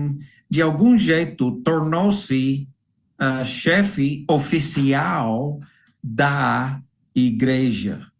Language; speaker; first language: Portuguese; non-native, fluent; English